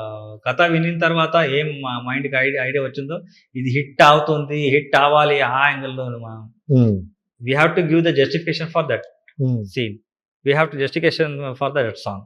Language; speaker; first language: Telugu; non-native, local second language; Kannada